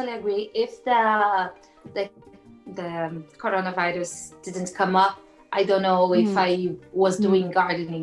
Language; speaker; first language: English; non-native, learner; Portuguese